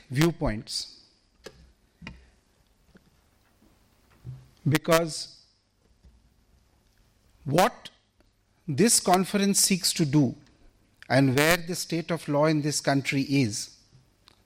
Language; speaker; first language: English; non-native, local second language; Bangla